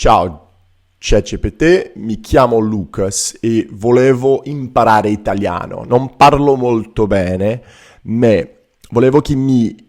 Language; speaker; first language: Italian; non-native, learner; Portuguese